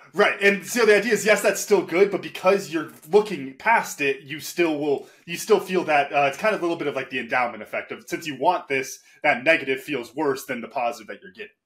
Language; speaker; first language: English; native; English